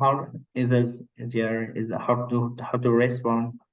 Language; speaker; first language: English; non-native, learner; Vietnamese